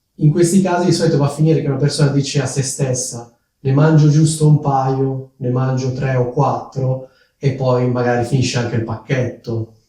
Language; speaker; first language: Italian; native; Italian